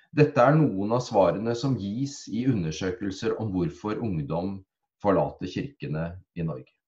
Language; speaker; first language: Norwegian; native; Norwegian